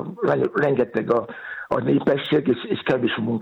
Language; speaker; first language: Hungarian; non-native, fluent; Yoruba